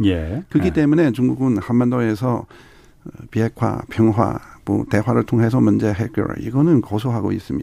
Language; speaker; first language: Korean; non-native, fluent; Chinese